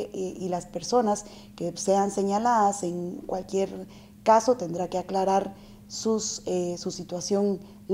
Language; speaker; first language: Spanish; native; Spanish